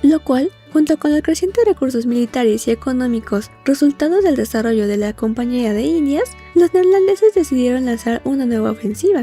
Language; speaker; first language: Spanish; native; Spanish